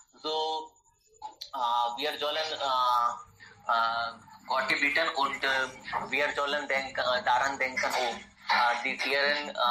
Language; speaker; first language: German; non-native, learner; Hindi